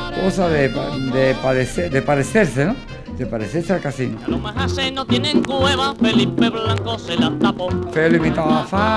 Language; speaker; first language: Spanish; native; Spanish